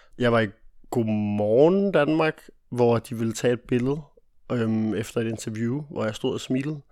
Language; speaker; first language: Danish; early bilingual, other home language; Italian